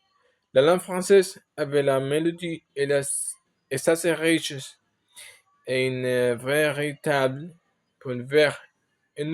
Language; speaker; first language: French; non-native, learner; Spanish